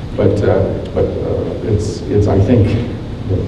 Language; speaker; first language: English; native; English